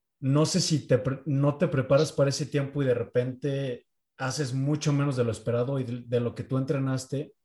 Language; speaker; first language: Spanish; native; Spanish